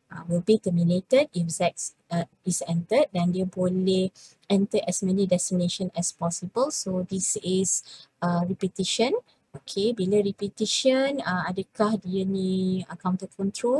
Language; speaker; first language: English; non-native, local second language; Malay